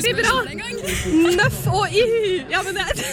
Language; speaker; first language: Norwegian; native; Norwegian